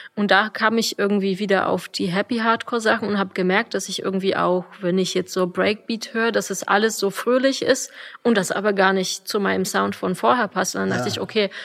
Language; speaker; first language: German; non-native, fluent; Polish